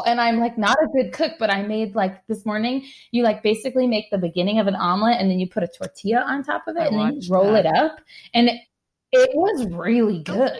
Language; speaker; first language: English; native; English